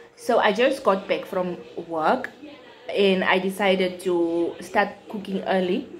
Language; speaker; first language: English; non-native, local second language; Afrikaans